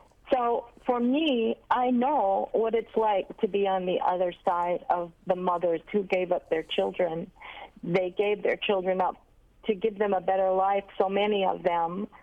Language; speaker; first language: English; native; English